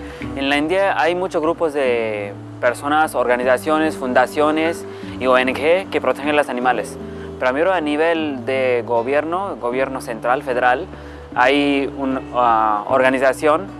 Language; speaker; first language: Spanish; non-native, learner; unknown